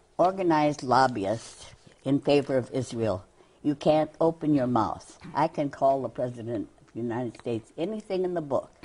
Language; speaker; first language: English; native; English